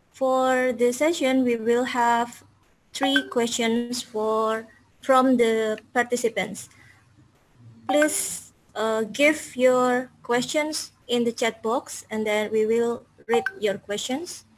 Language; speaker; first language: English; non-native, fluent; Indonesian